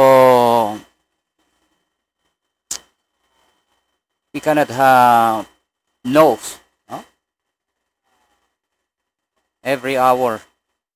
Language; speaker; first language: English; non-native, local second language; Cebuano